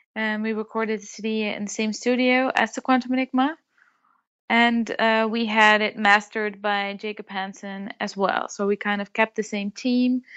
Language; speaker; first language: English; non-native, fluent; Dutch